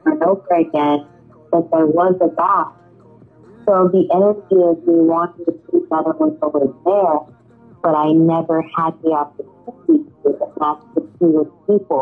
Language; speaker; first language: English; native; English